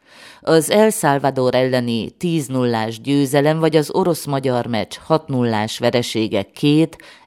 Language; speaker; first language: Hungarian; native; Hungarian